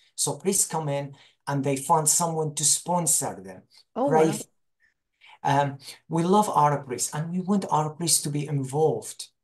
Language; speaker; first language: English; non-native, fluent; Arabic